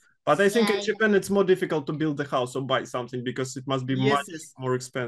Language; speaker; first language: English; non-native, fluent; Russian